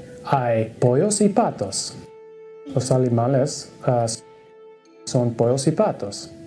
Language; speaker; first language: Spanish; non-native, learner; English